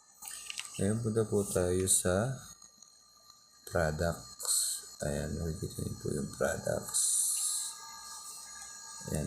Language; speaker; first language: Filipino; native; Filipino